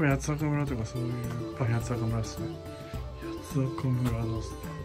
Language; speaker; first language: Japanese; native; Japanese